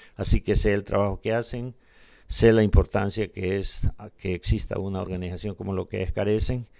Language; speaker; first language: Spanish; native; Spanish